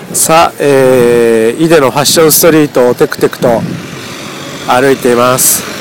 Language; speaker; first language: Japanese; native; Japanese